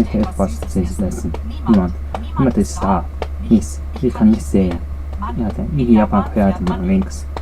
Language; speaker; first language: German; non-native, learner; Japanese